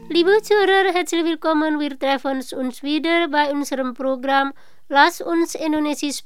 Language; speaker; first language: German; non-native, fluent; Indonesian